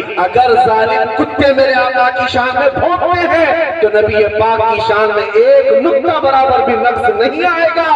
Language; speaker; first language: Urdu; native; Urdu